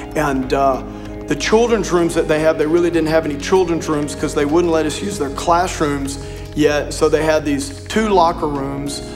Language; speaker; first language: English; native; English